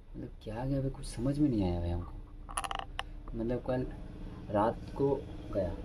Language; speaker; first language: Hindi; non-native, local second language; Bangla